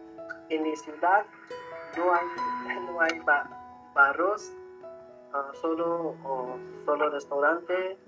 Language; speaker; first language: Spanish; non-native, learner; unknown